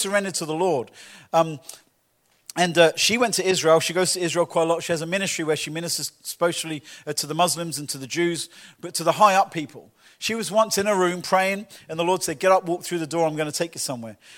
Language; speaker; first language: English; native; English